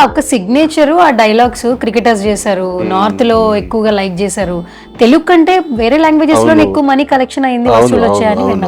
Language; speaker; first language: Telugu; native; Telugu